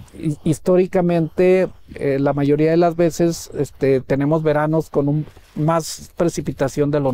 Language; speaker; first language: Spanish; native; Spanish